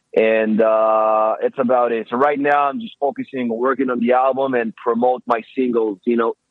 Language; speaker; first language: English; non-native, fluent; Hebrew